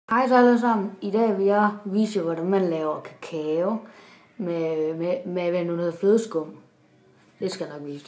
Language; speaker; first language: Danish; native; Danish